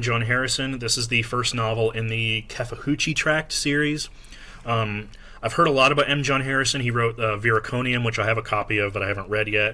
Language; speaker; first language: English; native; English